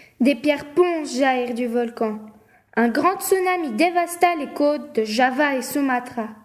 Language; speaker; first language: French; native; French